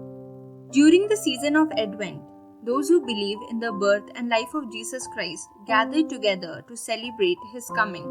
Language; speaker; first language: English; non-native, local second language; Malayalam